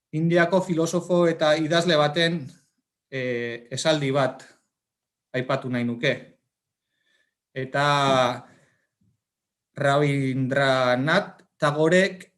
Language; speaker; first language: Basque; native; Basque